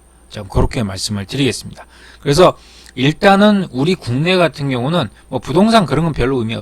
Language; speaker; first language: Korean; native; Korean